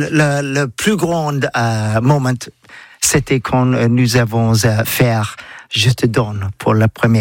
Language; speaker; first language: French; non-native, learner; English